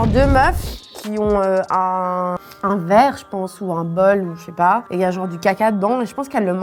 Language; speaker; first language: French; native; French